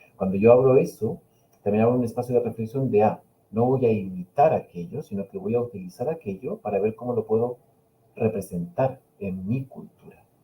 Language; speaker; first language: Spanish; non-native, local second language; Catalan